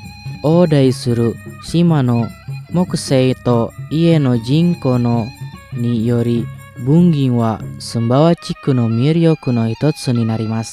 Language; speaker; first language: Japanese; non-native, fluent; Indonesian